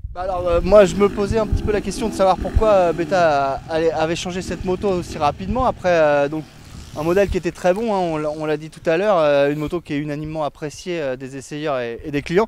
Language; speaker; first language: French; native; French